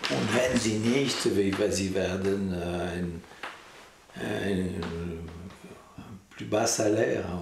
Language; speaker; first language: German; non-native, local second language; French